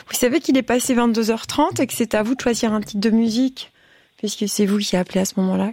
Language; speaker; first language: French; native; French